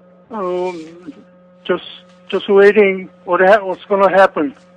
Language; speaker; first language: English; non-native, learner; Korean